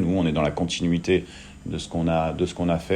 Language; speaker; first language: French; native; French